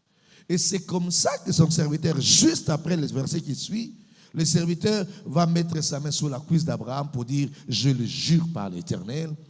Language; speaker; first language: French; non-native, local second language; Lingala